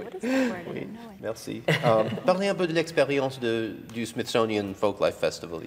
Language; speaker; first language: French; non-native, fluent; English